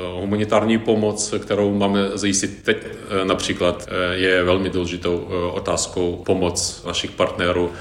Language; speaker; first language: Czech; non-native, fluent; Ukrainian